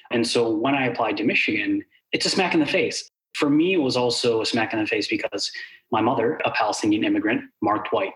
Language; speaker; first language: English; early bilingual, other home language; Arabic